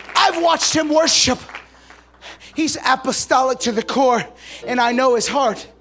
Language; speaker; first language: English; native; English